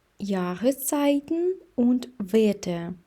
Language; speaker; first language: German; non-native, fluent; Ukrainian